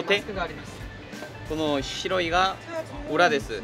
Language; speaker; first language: Japanese; non-native, learner; Korean